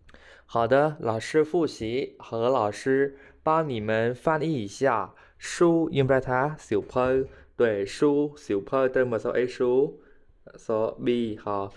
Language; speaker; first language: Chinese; non-native, fluent; Khmer